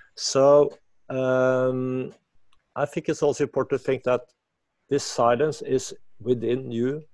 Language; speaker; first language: English; non-native, fluent; Norwegian